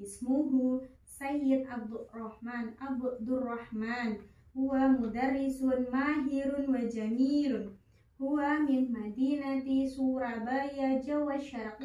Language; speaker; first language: Arabic; non-native, learner; Indonesian